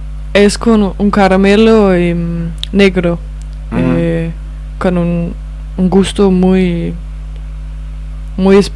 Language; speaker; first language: Spanish; non-native, fluent; Danish